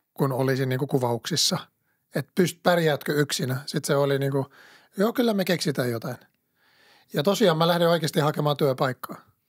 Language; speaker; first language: Finnish; non-native, fluent; Arabic